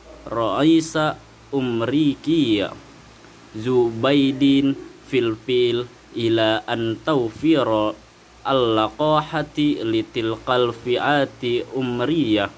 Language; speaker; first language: Arabic; non-native, learner; Indonesian